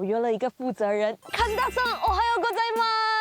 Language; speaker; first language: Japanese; non-native, learner; Chinese